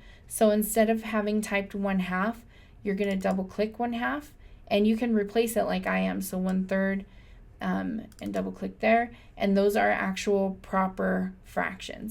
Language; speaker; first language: English; native; English